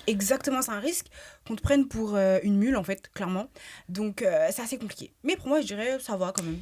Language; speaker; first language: French; early bilingual, other home language; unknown